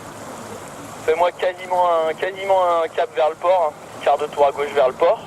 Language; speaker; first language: French; native; French